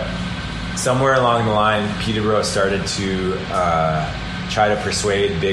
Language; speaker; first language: English; native; English